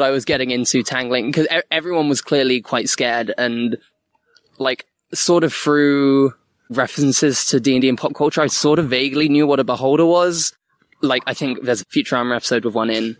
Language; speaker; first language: English; native; English